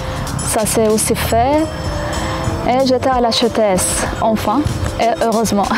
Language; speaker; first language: French; non-native, fluent; Kurdish